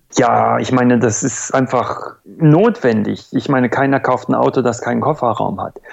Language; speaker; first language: German; native; German